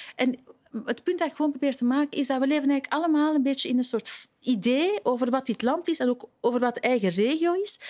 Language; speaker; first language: Dutch; native; Dutch